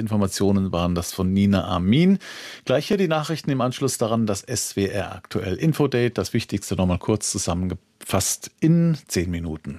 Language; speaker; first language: German; native; German